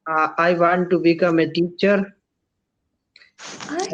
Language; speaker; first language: English; non-native, learner; Rajasthani